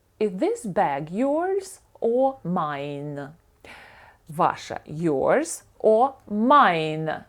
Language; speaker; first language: English; non-native, fluent; Ukrainian